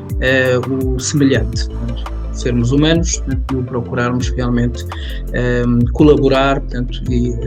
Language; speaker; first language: Portuguese; early bilingual, other home language; Kabuverdianu